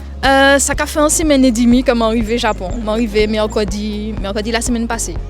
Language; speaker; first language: French; non-native, local second language; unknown